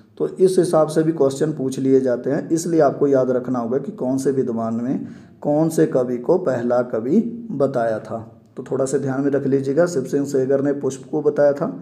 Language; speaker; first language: Hindi; non-native, local second language; Punjabi